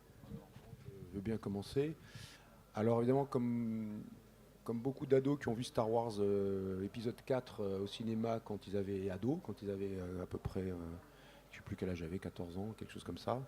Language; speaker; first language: French; native; French